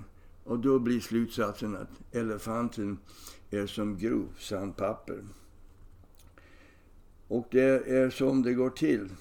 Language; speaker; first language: Swedish; non-native, fluent; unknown